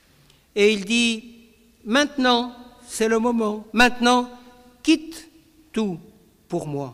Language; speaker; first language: French; native; French